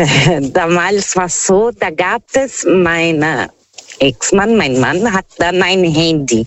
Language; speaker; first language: German; non-native, fluent; Portuguese